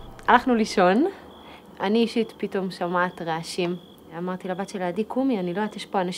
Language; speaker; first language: Hebrew; native; Hebrew